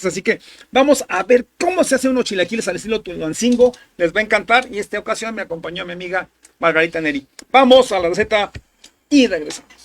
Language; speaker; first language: Spanish; native; Spanish